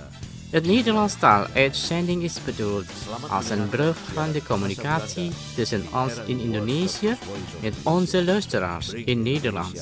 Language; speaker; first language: Dutch; non-native, learner; Indonesian